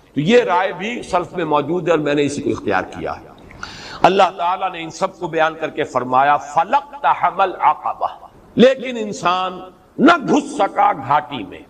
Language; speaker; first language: Urdu; native; Urdu